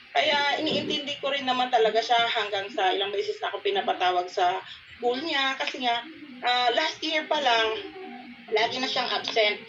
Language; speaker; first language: Filipino; non-native, local second language; Cebuano